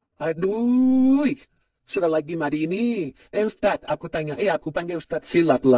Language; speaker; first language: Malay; non-native, learner; Rohingya